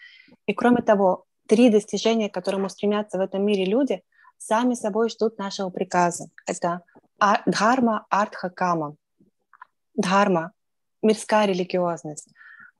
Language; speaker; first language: Russian; native; Russian